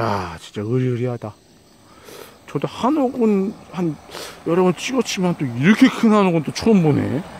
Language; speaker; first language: Korean; native; Korean